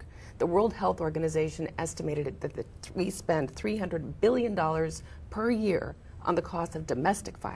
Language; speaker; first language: English; native; English